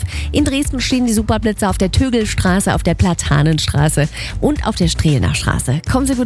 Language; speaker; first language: German; native; German